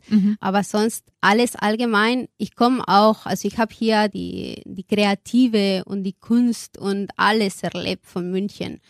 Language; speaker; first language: German; non-native, fluent; Spanish